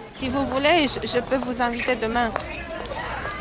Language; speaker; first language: French; non-native, fluent; Romanian